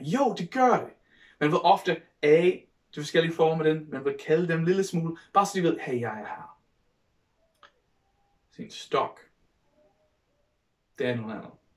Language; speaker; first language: Danish; non-native, fluent; English